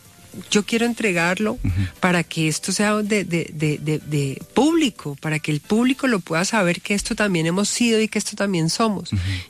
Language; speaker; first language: Spanish; native; Spanish